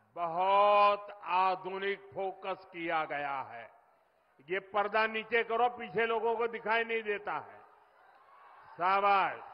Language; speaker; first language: Hindi; non-native, local second language; Gujarati